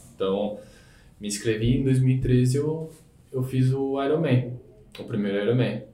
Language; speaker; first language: Portuguese; native; Portuguese